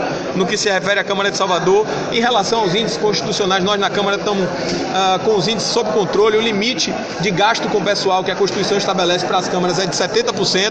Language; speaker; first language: Portuguese; native; Portuguese